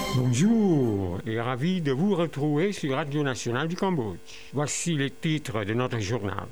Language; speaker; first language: French; non-native, fluent; Khmer